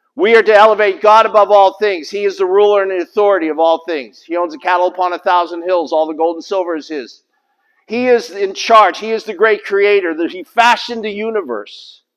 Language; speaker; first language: English; native; English